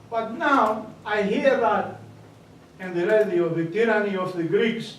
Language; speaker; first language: English; non-native, learner; Greek